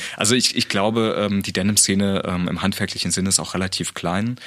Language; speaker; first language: German; native; German